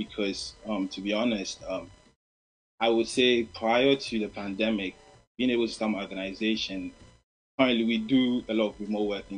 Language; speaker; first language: English; non-native, local second language; Akan